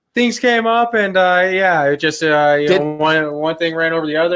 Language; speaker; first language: English; native; English